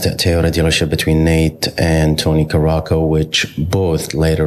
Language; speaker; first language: English; non-native, fluent; Arabic